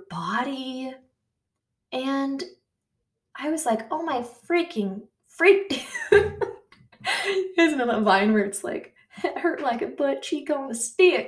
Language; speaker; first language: English; native; English